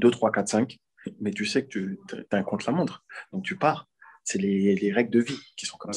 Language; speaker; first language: French; native; French